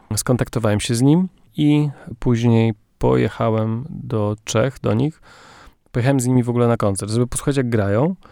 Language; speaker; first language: Polish; native; Polish